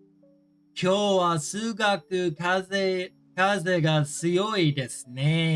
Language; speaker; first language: Japanese; non-native, learner; English